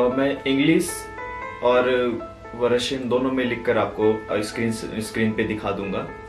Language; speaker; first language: Hindi; native; Hindi